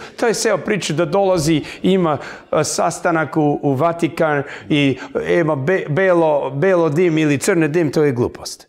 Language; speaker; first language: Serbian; early bilingual, heritage; English